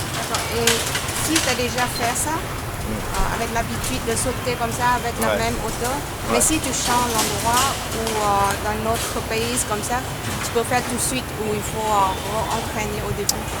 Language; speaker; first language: French; non-native, learner; Vietnamese